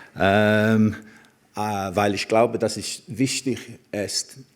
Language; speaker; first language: German; non-native, learner; Welsh